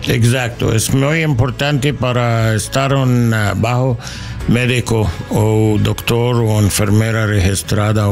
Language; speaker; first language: Spanish; non-native, learner; English